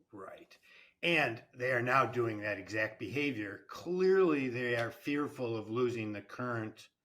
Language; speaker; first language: English; native; English